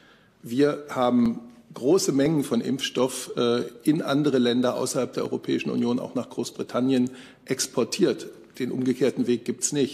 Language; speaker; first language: German; native; German